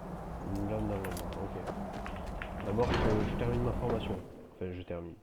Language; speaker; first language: French; native; French